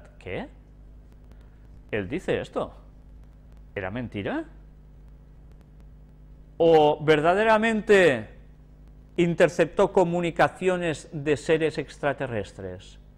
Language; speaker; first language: Spanish; native; Spanish